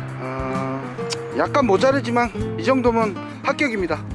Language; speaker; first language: Korean; native; Korean